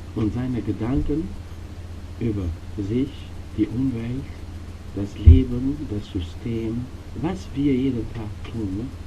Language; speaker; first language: German; non-native, fluent; Albanian